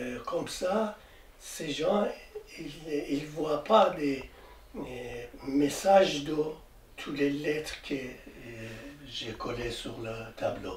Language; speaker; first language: French; non-native, learner; Persian